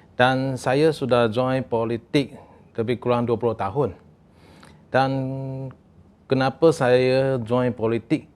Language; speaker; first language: Malay; non-native, local second language; Chinese